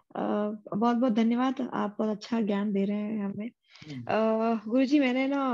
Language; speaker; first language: Hindi; native; Hindi